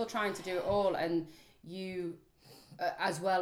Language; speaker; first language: English; native; English